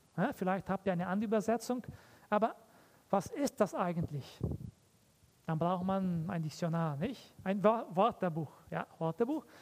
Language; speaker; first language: German; early bilingual, heritage; German